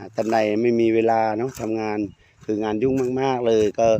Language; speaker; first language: Thai; non-native, local second language; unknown